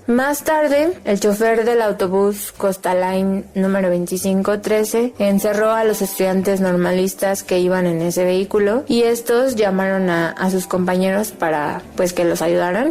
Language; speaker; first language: Spanish; native; Spanish